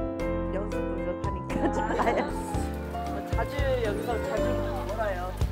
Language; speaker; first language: Korean; non-native, fluent; English